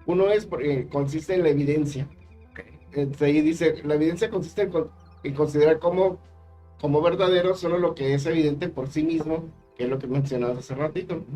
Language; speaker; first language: Spanish; native; Spanish